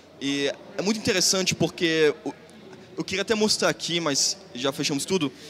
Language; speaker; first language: Portuguese; non-native, fluent; German